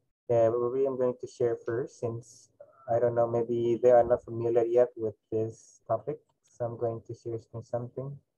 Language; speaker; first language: English; non-native, fluent; Indonesian